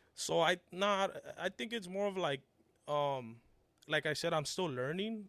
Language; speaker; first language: English; early bilingual, other home language; Spanish